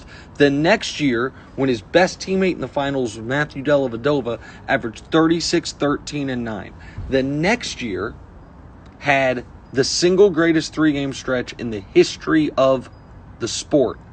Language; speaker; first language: English; native; English